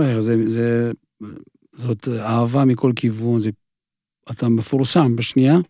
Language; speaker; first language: Hebrew; non-native, fluent; Russian